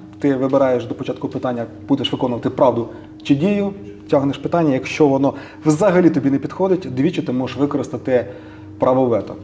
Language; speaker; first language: Ukrainian; native; Ukrainian